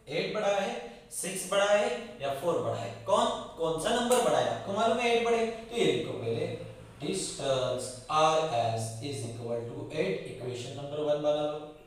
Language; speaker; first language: Hindi; non-native, local second language; Marathi